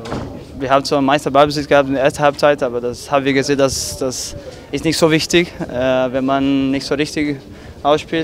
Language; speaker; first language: German; non-native, fluent; Portuguese